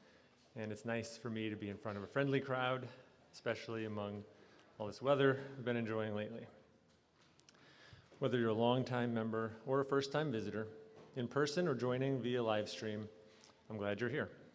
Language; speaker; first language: English; native; English